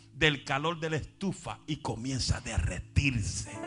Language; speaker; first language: Spanish; native; Spanish